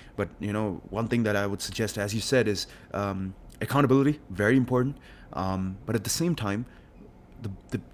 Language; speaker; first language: English; non-native, local second language; Telugu